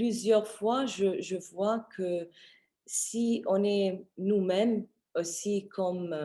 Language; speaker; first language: French; non-native, fluent; Arabic